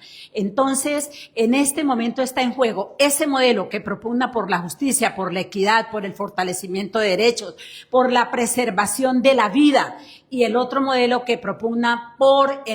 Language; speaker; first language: Spanish; native; Spanish